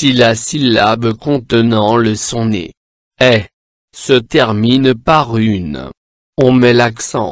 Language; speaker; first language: French; non-native, local second language; Arabic